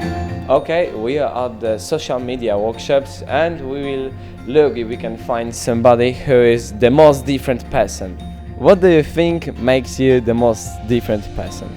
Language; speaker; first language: English; non-native, learner; Polish